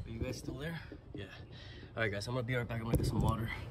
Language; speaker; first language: English; early bilingual, other home language; Spanish